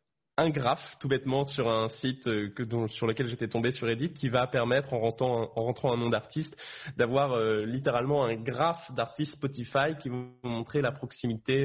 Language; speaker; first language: French; native; French